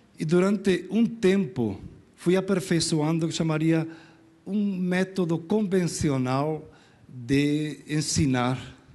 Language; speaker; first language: Portuguese; non-native, fluent; Spanish